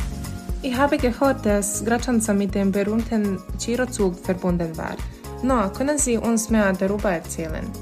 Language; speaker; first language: German; non-native, learner; Bosnian